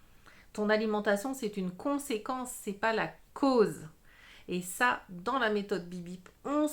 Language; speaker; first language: French; native; French